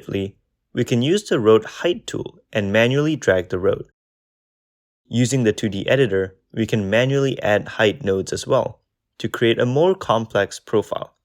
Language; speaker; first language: English; native; English